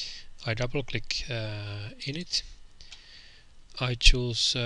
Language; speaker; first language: English; non-native, fluent; Finnish